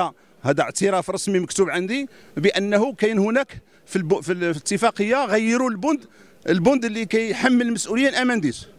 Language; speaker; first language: Arabic; native; Arabic